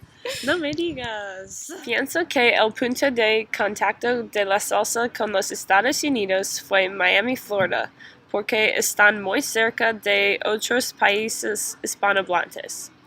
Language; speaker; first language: Spanish; non-native, learner; English